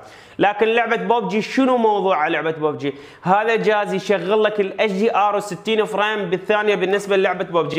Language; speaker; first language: Arabic; native; Arabic